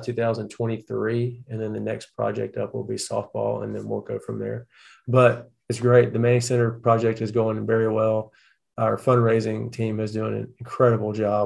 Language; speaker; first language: English; native; English